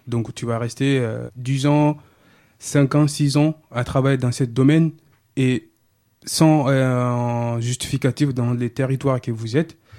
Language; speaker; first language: French; non-native, fluent; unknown